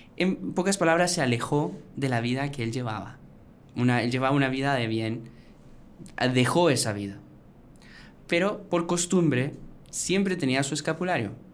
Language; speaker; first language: Spanish; native; Spanish